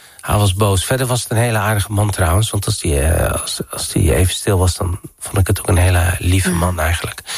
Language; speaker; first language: Dutch; early bilingual, other home language; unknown